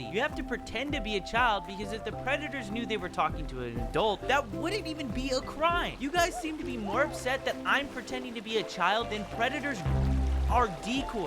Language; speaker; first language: English; native; English